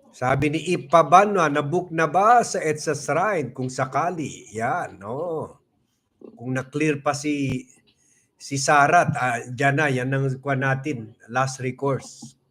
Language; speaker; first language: Filipino; non-native, local second language; Cebuano